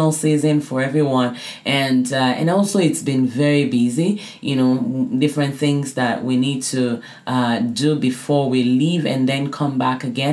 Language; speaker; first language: English; non-native, local second language; Yoruba